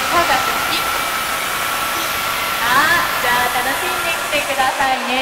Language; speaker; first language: Japanese; native; Japanese